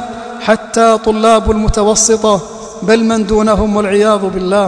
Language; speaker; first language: Arabic; native; Arabic